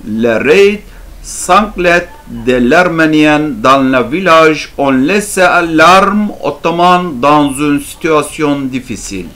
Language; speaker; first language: French; non-native, learner; Turkish